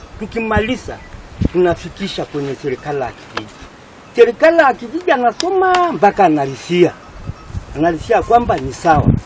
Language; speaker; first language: Swahili; native; Swahili